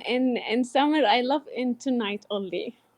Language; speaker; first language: English; non-native, learner; Arabic